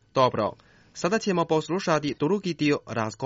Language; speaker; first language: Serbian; non-native, fluent; Chinese